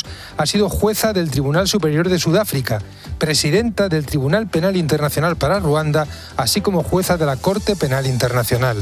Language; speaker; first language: Spanish; native; Spanish